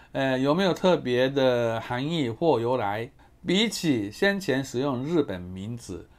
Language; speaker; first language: Chinese; non-native, fluent; Japanese